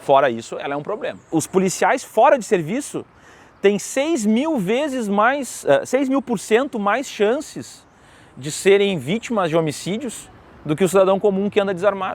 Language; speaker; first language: Portuguese; native; Portuguese